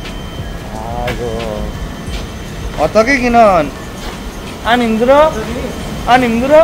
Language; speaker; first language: Korean; non-native, learner; Nepali